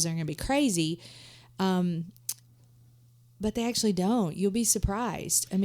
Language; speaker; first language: English; native; English